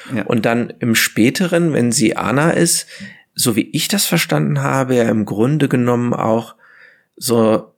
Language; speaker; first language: German; native; German